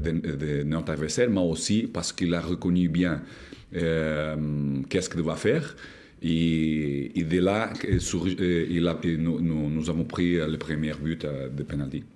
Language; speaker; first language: French; non-native, learner; Portuguese